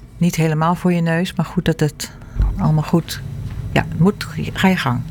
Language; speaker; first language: Dutch; native; Dutch